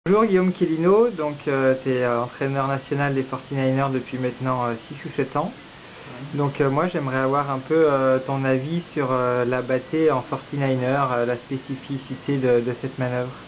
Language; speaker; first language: French; native; French